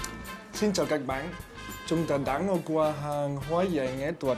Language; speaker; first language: Vietnamese; non-native, learner; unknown